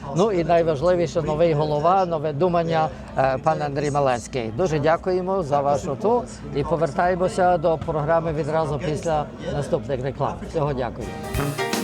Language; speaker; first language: Ukrainian; early bilingual, heritage; Ukrainian